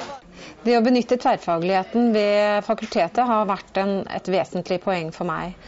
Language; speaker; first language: Norwegian; native; Norwegian